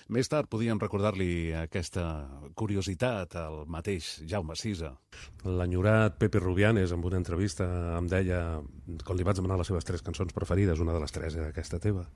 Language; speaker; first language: Catalan; native; Catalan